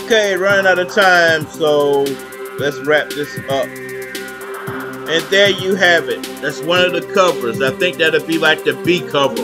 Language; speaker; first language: English; native; English